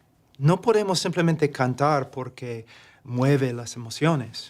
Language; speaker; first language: Spanish; non-native, fluent; English